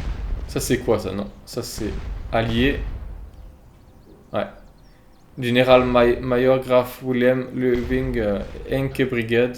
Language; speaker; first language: French; native; French